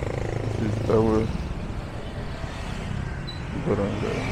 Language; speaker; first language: English; non-native, learner; French